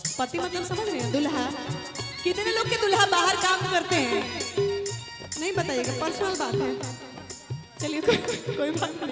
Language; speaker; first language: Hindi; non-native, local second language; Bhojpuri